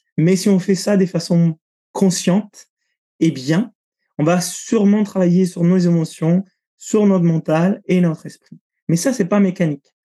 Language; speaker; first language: French; non-native, fluent; Italian